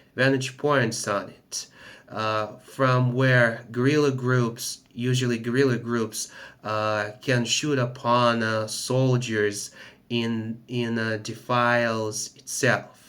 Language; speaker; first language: English; non-native, fluent; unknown